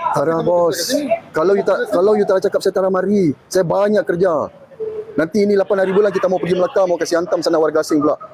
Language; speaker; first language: Malay; native; Malay